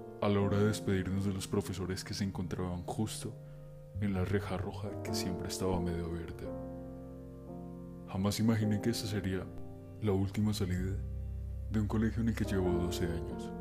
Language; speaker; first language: Spanish; native; Spanish